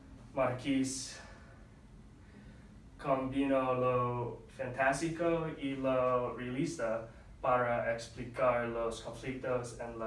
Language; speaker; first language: Spanish; non-native, learner; English